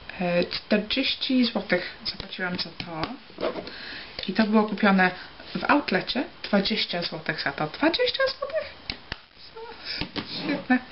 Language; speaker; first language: Polish; early bilingual, heritage; Polish